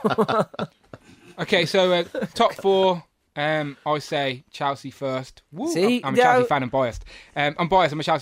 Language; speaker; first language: English; native; English